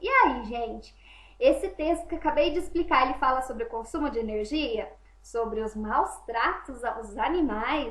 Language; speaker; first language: Portuguese; native; Portuguese